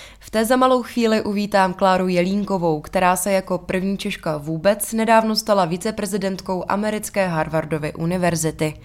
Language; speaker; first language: Czech; native; Czech